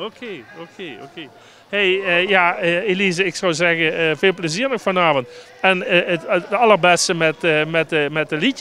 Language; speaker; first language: Dutch; native; Dutch